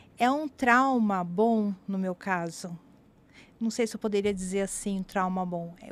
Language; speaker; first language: Portuguese; native; Portuguese